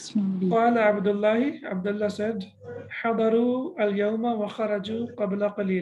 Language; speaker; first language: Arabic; non-native, fluent; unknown